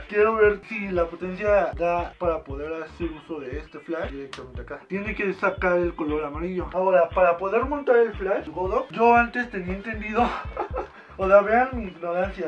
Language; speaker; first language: Spanish; native; Spanish